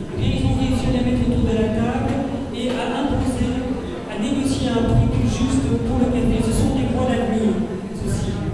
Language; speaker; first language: French; native; French